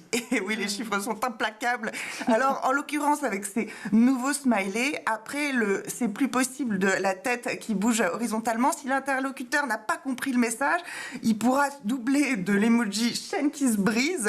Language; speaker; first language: French; native; French